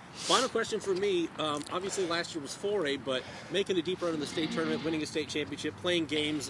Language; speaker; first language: English; native; English